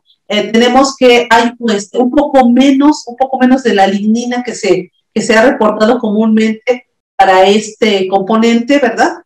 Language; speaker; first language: Spanish; native; Spanish